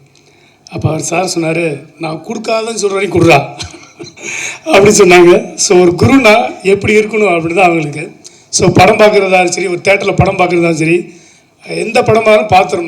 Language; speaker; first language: Tamil; native; Tamil